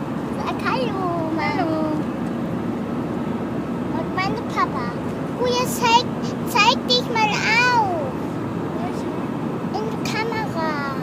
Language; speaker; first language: German; non-native, learner; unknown